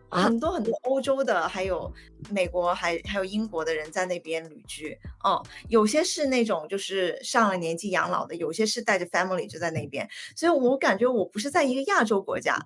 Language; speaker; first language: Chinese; native; Chinese